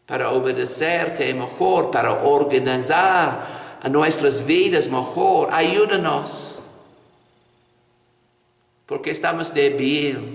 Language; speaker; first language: Spanish; non-native, fluent; English